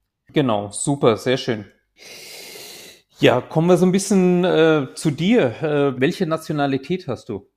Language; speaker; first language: German; native; German